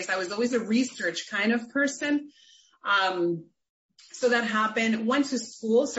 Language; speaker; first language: English; native; English